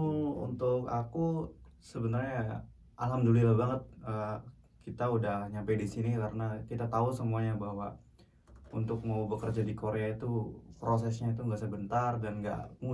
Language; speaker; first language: Indonesian; native; Indonesian